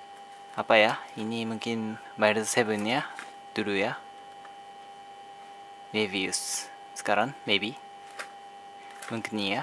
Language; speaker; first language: Indonesian; non-native, learner; Japanese